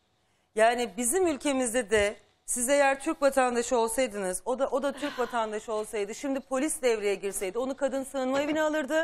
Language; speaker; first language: Turkish; native; Turkish